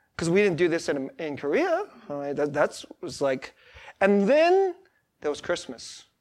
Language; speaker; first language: English; early bilingual, other home language; Korean